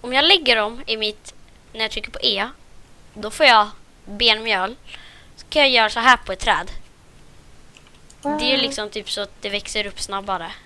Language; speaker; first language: Swedish; native; Swedish